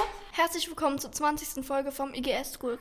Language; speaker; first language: German; native; German